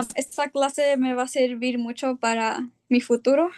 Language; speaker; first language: Spanish; early bilingual, heritage; Spanish